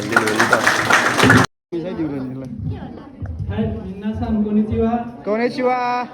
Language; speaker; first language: Japanese; non-native, learner; Nepali